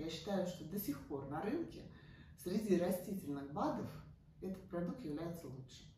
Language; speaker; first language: Russian; native; Russian